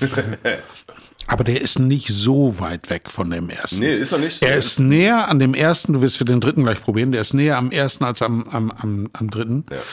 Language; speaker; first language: German; native; German